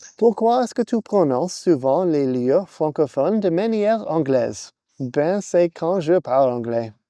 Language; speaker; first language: French; non-native, fluent; English